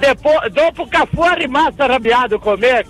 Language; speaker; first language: Italian; non-native, fluent; Portuguese